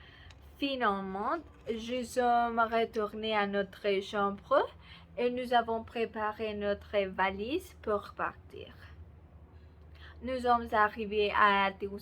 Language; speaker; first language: French; non-native, learner; Spanish